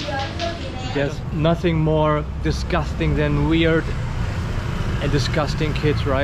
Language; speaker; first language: English; non-native, fluent; German